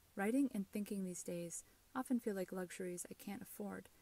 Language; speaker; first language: English; native; English